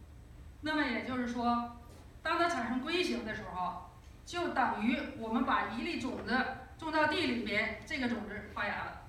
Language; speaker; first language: Chinese; native; Chinese